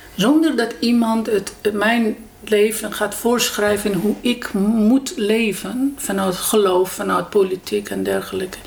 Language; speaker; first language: Dutch; non-native, fluent; Persian